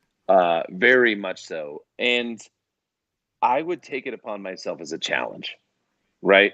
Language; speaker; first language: English; native; English